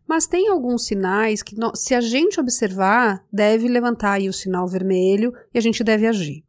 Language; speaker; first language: Portuguese; native; Portuguese